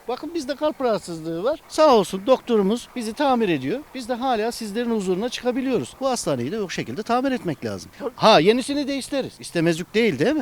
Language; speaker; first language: Turkish; native; Turkish